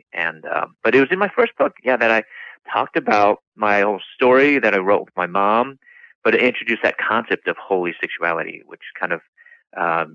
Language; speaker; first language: English; native; English